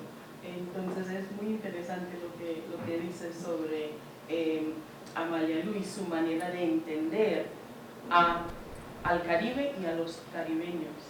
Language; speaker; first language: Spanish; non-native, fluent; English